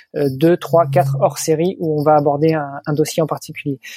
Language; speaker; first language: French; native; French